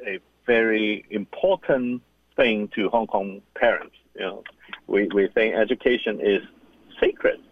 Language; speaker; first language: English; non-native, local second language; Cantonese